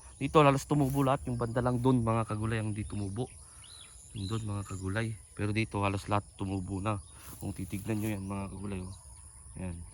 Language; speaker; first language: Filipino; non-native, local second language; Cebuano